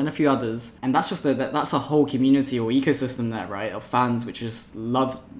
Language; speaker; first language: English; native; English